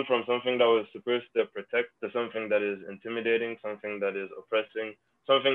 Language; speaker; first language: English; non-native, local second language; Yoruba